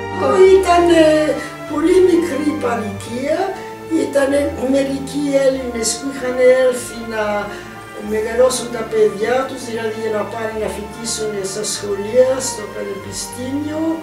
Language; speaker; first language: Greek; early bilingual, heritage; Greek